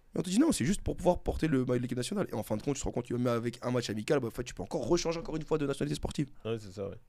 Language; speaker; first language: French; native; French